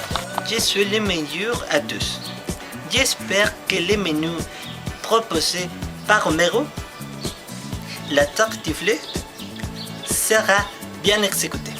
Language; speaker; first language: French; non-native, learner; Spanish